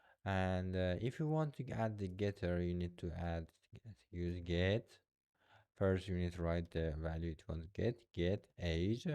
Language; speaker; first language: English; non-native, fluent; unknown